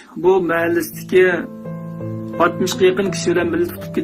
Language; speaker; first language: Turkish; non-native, learner; Uyghur